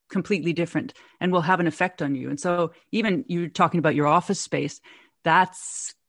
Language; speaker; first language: English; native; English